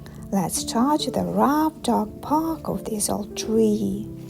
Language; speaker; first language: English; non-native, fluent; Ukrainian